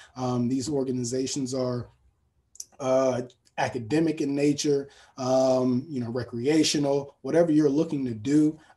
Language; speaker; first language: English; native; English